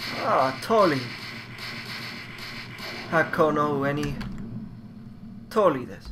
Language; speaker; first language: Japanese; non-native, learner; English